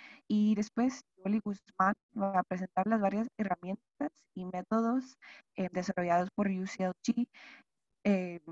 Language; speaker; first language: Spanish; non-native, fluent; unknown